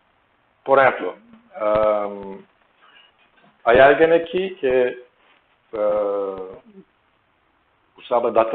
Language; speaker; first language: Spanish; non-native, learner; Turkish